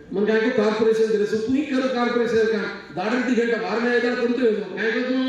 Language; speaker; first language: Telugu; non-native, local second language; Lambadi